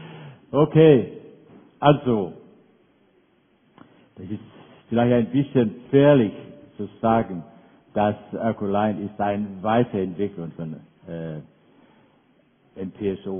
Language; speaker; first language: German; non-native, fluent; Danish